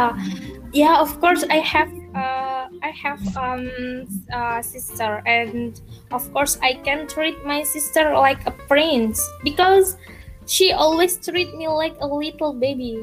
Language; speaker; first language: English; non-native, learner; Indonesian